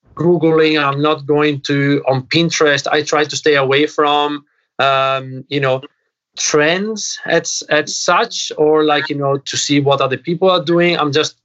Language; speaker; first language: English; non-native, fluent; Italian